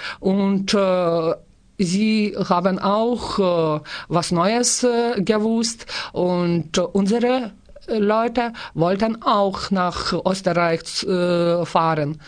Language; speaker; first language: German; non-native, learner; Lithuanian